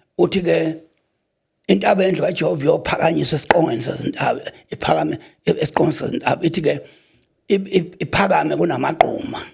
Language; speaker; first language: Zulu; native; Zulu